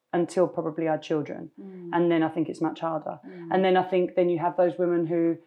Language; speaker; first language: English; native; English